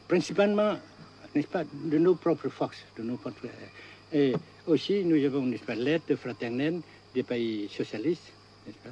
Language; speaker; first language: French; non-native, fluent; Vietnamese